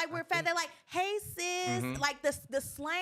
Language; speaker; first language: English; native; English